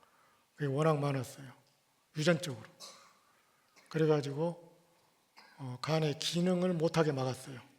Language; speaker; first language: Korean; native; Korean